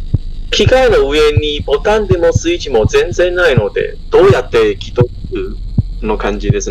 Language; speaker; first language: Japanese; non-native, learner; Chinese